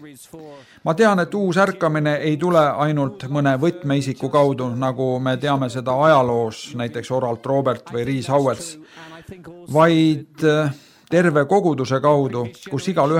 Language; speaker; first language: Estonian; native; Estonian